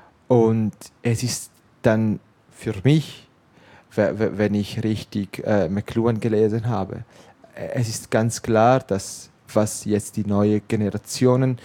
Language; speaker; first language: German; non-native, local second language; Italian